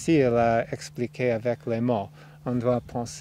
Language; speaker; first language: French; non-native, fluent; English